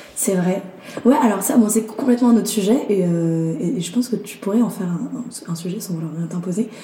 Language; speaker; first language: French; early bilingual, other home language; Arabic